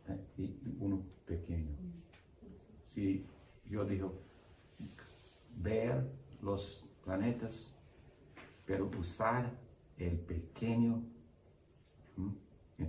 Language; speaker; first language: Spanish; non-native, learner; English